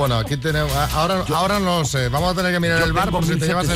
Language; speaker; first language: Spanish; native; Spanish